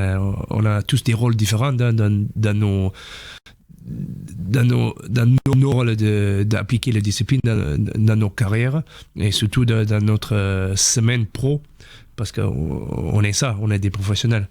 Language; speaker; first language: French; non-native, fluent; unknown